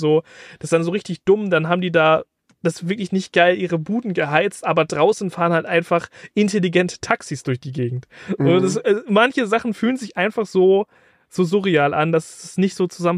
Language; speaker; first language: German; native; German